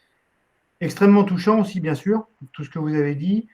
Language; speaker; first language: French; native; French